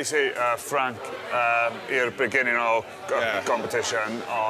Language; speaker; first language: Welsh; non-native, local second language; English